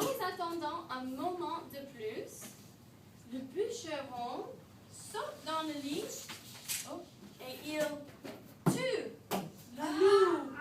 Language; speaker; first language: French; non-native, fluent; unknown